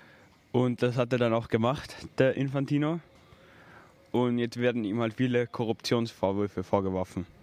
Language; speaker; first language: German; native; German